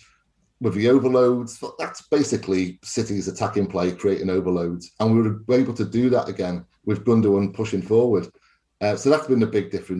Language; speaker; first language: English; native; English